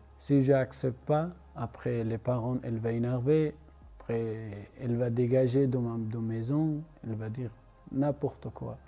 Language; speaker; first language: French; non-native, learner; Persian